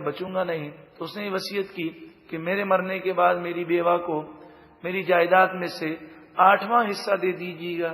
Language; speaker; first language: Urdu; native; Urdu